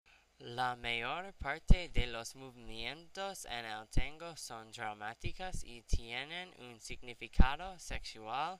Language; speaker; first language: Spanish; non-native, learner; English